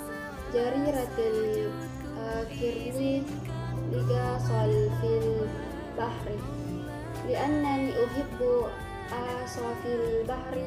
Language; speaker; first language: Arabic; non-native, learner; Indonesian